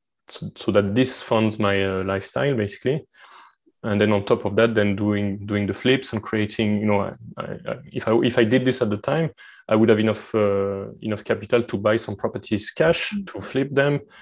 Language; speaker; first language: English; non-native, fluent; French